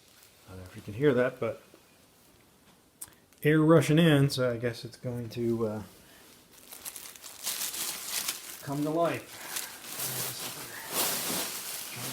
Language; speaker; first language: English; native; English